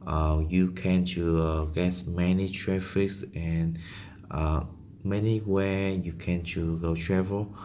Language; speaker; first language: English; non-native, learner; Vietnamese